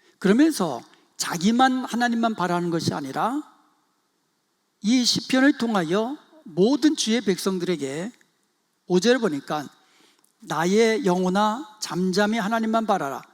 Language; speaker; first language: Korean; native; Korean